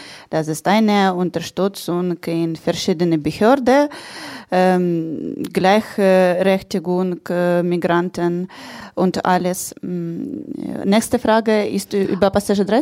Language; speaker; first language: German; non-native, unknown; Ukrainian